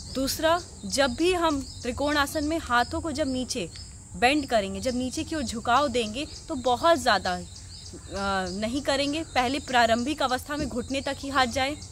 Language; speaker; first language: Hindi; native; Hindi